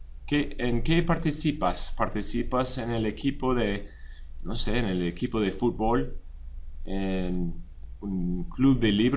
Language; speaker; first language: Spanish; non-native, fluent; English